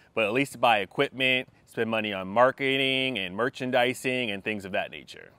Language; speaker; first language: English; native; English